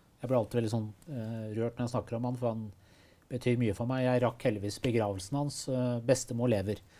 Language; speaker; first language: Norwegian; early bilingual, other home language; Persian